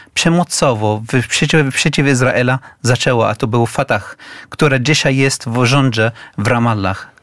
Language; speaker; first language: Polish; non-native, fluent; Arabic